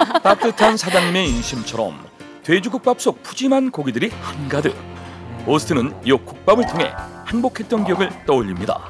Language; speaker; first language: Korean; native; Korean